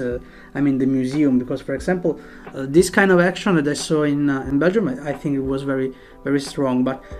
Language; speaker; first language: English; non-native, fluent; Italian